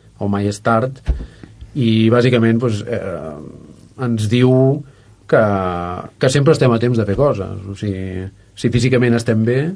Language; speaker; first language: Catalan; native; Catalan